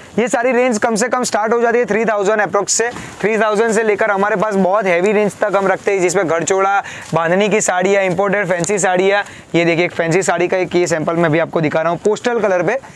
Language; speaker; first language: Hindi; non-native, local second language; Gujarati